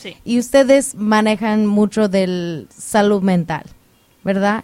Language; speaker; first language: Spanish; early bilingual, heritage; Spanish